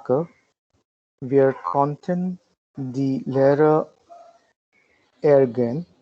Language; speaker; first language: German; non-native, learner; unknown